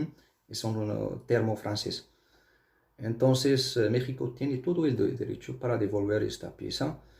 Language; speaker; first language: Spanish; non-native, fluent; Arabic